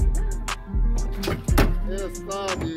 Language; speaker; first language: Spanish; non-native, learner; Portuguese